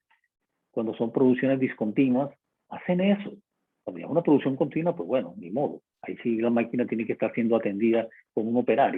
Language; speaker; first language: Spanish; native; Spanish